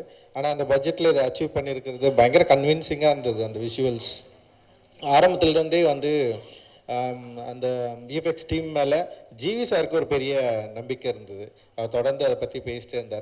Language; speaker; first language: Tamil; native; Tamil